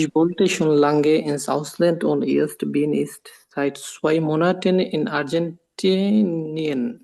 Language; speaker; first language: German; non-native, learner; Bangla